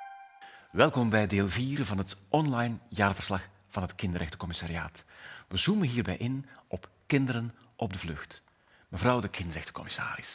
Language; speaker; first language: Dutch; native; Dutch